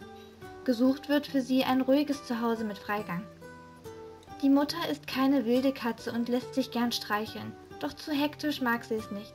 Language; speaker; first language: German; native; German